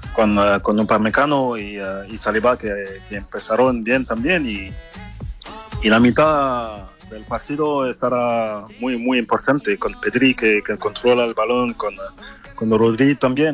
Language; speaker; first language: Spanish; non-native, fluent; French